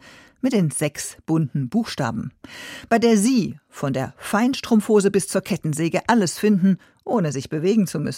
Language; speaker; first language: German; native; German